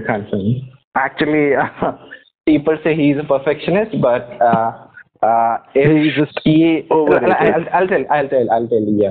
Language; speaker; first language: English; non-native, local second language; Bangla